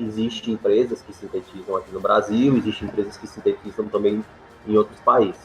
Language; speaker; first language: Portuguese; native; Portuguese